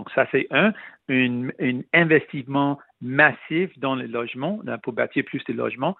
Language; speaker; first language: French; non-native, local second language; Punjabi